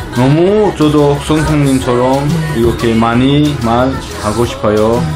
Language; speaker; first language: Korean; non-native, learner; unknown